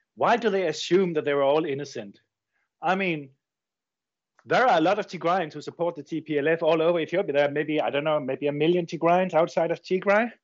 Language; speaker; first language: English; non-native, fluent; Danish